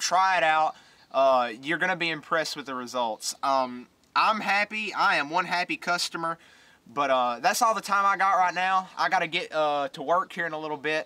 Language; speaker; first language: English; native; English